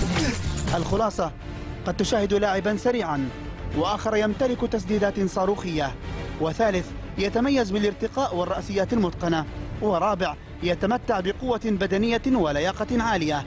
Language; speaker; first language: Arabic; native; Arabic